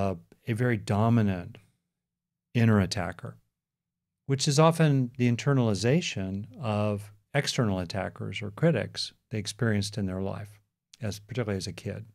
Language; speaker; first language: English; native; English